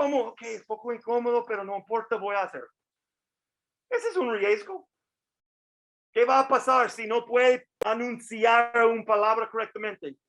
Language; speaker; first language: Spanish; non-native, fluent; English